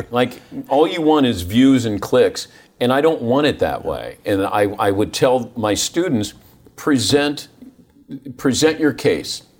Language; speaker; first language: English; native; English